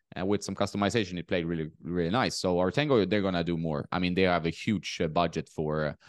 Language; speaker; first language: English; non-native, fluent; Swedish